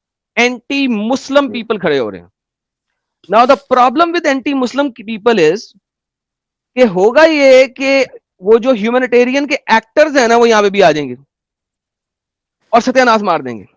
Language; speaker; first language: Hindi; native; Hindi